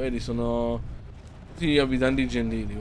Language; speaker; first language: Italian; native; Italian